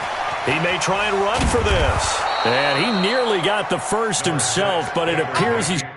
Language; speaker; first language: English; native; English